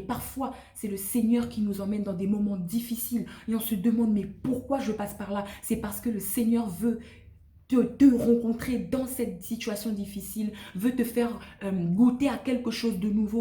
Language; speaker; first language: French; native; French